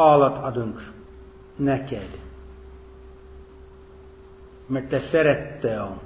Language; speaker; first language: Hungarian; non-native, fluent; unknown